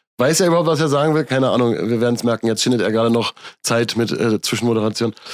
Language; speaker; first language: German; native; German